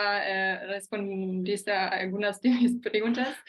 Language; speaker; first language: Spanish; non-native, fluent; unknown